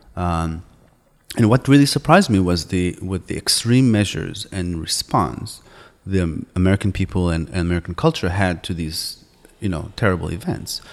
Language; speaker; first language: English; non-native, fluent; Hebrew